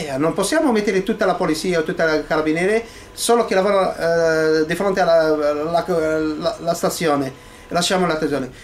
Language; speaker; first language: Italian; non-native, fluent; Arabic